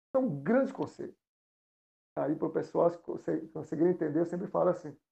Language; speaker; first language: Portuguese; non-native, local second language; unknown